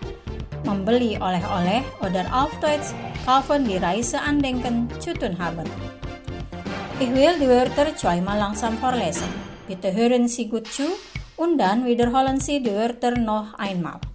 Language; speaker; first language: German; non-native, fluent; Indonesian